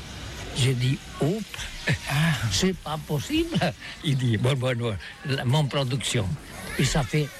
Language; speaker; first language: French; non-native, learner; Catalan